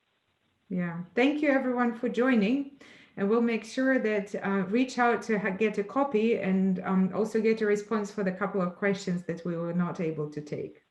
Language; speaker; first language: English; non-native, fluent; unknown